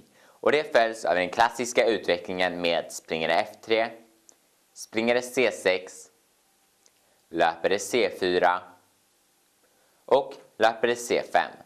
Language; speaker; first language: Swedish; native; Swedish